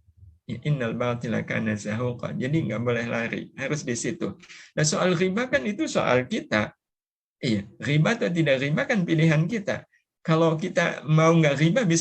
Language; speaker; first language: Indonesian; native; Indonesian